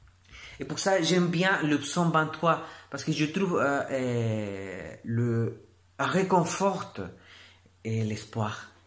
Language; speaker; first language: French; non-native, fluent; Spanish